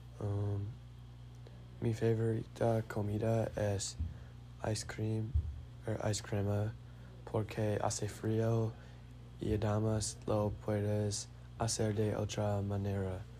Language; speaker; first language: Spanish; non-native, learner; English